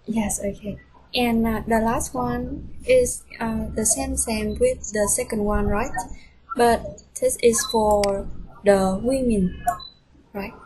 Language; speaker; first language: English; non-native, fluent; Vietnamese